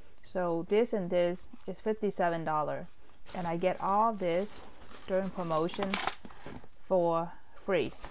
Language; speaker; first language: English; non-native, fluent; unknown